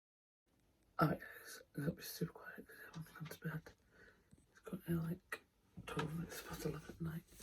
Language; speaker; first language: English; native; English